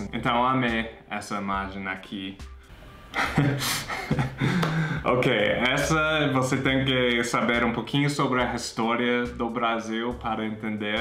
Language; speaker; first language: Portuguese; non-native, fluent; English